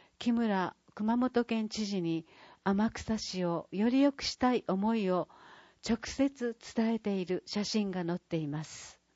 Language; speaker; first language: Japanese; native; Japanese